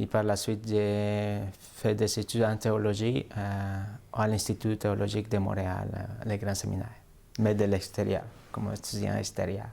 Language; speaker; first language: French; native; French